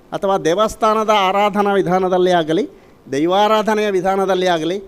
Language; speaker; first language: Kannada; non-native, local second language; Tulu